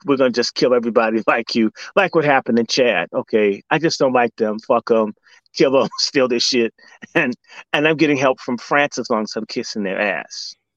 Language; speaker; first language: English; native; English